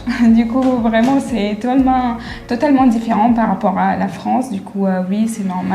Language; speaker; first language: French; non-native, fluent; Arabic